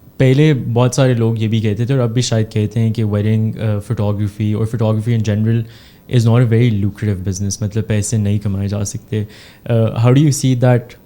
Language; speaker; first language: Urdu; native; Urdu